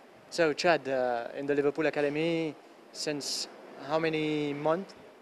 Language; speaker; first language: English; non-native, local second language; Morisyen